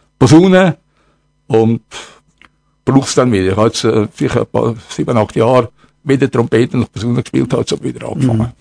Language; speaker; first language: German; native; German